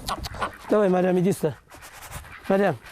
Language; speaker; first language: Russian; non-native, learner; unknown